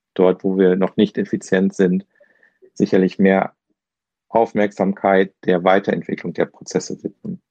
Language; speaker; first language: German; native; German